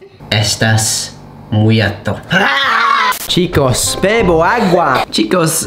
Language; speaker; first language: Spanish; non-native, learner; English